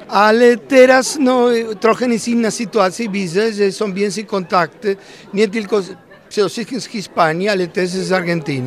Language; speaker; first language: Polish; non-native, fluent; Spanish